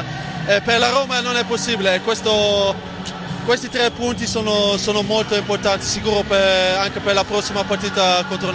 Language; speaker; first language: Italian; non-native, fluent; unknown